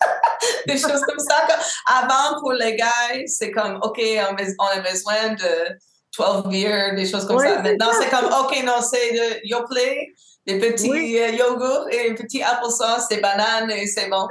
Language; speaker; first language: French; non-native, local second language; English